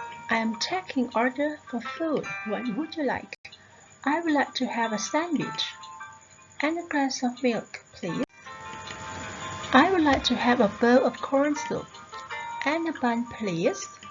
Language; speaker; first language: English; non-native, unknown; Thai